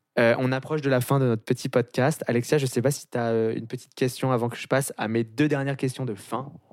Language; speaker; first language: French; native; French